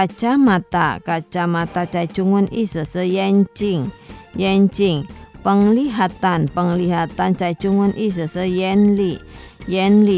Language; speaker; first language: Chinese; non-native, learner; Indonesian